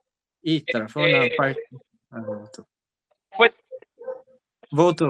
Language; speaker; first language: Spanish; non-native, learner; Portuguese